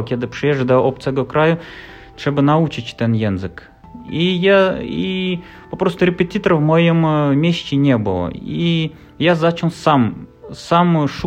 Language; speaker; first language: Polish; non-native, learner; Russian